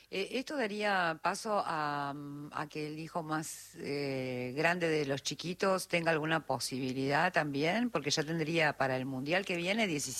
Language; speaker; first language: Spanish; native; Spanish